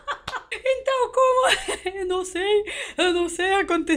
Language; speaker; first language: Portuguese; non-native, learner; Russian